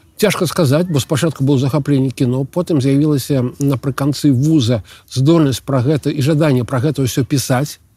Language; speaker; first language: Belarusian; non-native, local second language; Russian